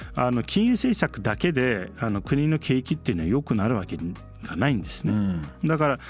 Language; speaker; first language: Japanese; non-native, fluent; Turkish